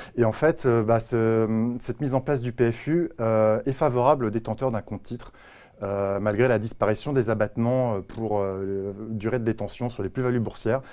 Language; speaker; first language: French; native; French